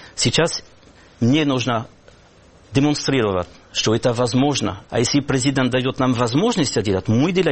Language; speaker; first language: Russian; non-native, fluent; French